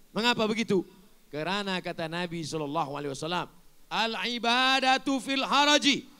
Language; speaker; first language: Malay; native; Malay